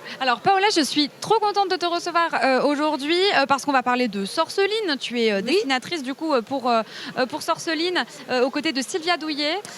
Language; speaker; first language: French; native; French